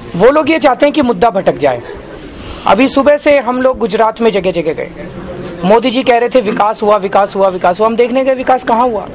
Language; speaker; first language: Hindi; native; Hindi